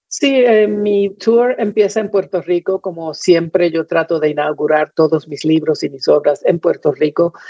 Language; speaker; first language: Spanish; native; Spanish